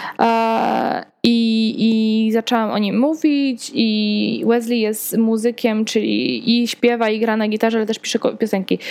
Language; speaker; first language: Polish; early bilingual, heritage; Polish